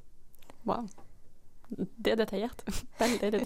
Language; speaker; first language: Norwegian; non-native, fluent; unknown